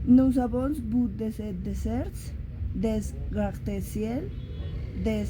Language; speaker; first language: French; non-native, learner; Spanish